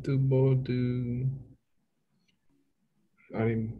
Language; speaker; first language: Japanese; non-native, learner; English